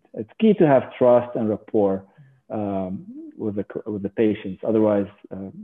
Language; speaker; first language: English; non-native, fluent; Arabic